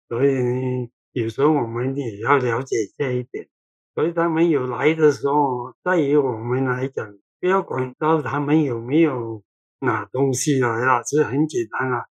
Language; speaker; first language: Chinese; non-native, local second language; Cantonese